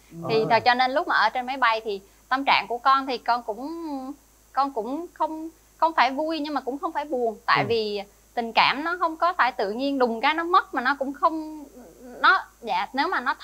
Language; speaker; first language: Vietnamese; native; Vietnamese